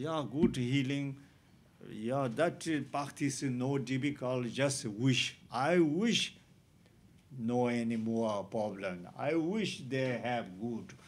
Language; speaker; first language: English; non-native, learner; Tibetan